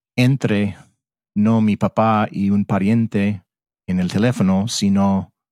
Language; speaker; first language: Spanish; non-native, fluent; English